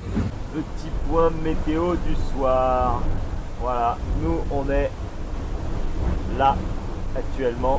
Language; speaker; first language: French; native; French